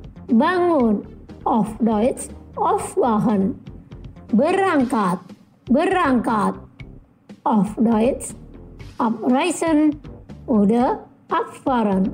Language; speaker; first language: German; non-native, fluent; Indonesian